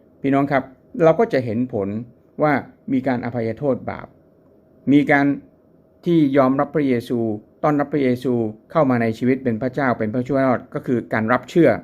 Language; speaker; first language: Thai; native; Thai